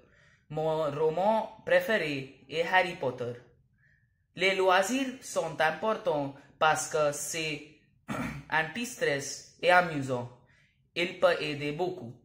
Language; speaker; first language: French; non-native, learner; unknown